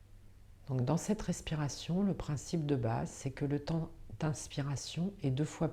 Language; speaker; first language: French; native; French